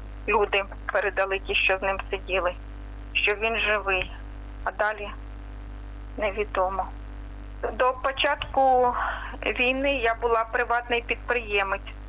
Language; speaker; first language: Ukrainian; non-native, local second language; Russian